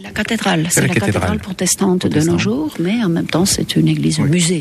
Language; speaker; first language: French; non-native, fluent; Estonian